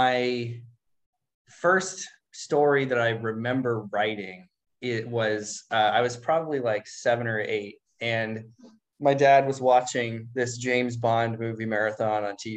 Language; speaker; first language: English; native; English